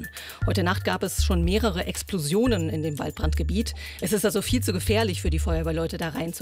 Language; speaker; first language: German; native; German